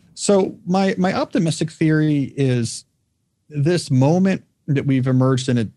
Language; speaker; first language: English; native; English